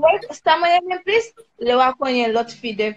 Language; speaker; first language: French; non-native, learner; Haitian Creole